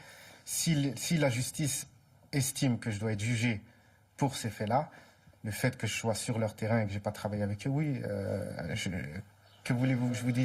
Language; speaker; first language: French; native; French